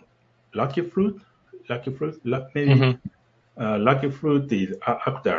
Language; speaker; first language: English; non-native, learner; Japanese